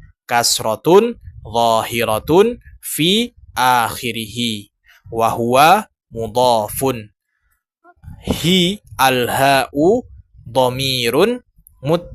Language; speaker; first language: Arabic; non-native, fluent; Indonesian